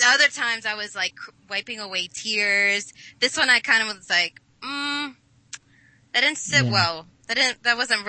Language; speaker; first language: English; native; English